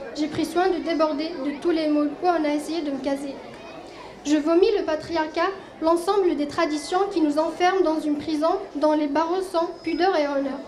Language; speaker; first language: French; non-native, local second language; Kabyle